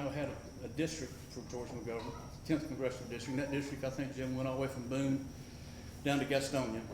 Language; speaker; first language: English; native; English